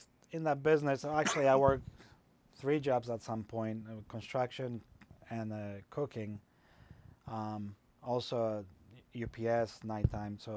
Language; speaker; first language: English; non-native, fluent; Polish